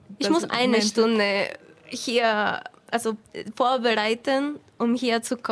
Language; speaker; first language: German; non-native, fluent; Spanish